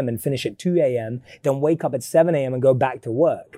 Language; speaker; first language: English; native; English